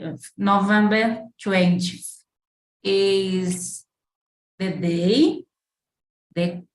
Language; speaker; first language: English; non-native, learner; Portuguese